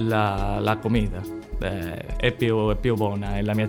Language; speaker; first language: Italian; non-native, learner; Spanish